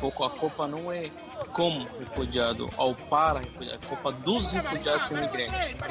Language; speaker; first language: Portuguese; non-native, fluent; Arabic